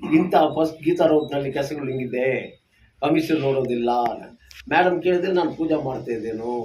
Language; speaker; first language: Kannada; non-native, local second language; Tamil